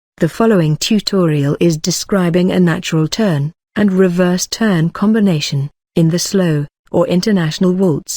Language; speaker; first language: English; native; English